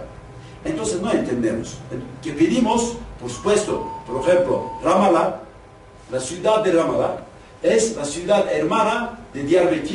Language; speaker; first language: Spanish; non-native, fluent; Kurdish